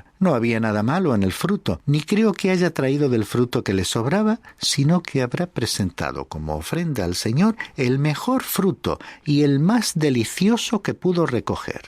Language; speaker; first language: Spanish; native; Spanish